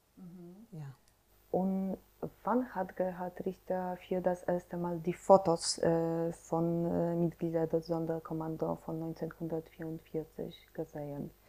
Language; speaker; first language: German; non-native, fluent; Polish